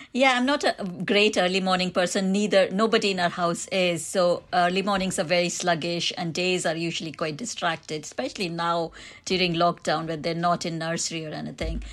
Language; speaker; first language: English; non-native, local second language; Hindi